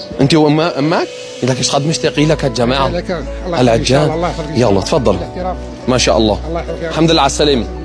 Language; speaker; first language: Arabic; native; Arabic